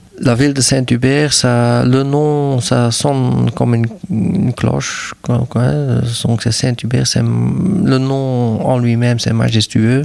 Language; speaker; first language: French; non-native, local second language; Dutch